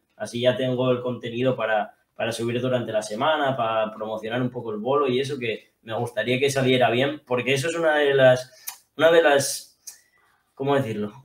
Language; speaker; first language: Spanish; native; Spanish